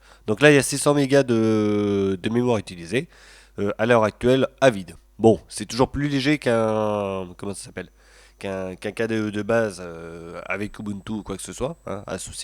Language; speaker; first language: French; native; French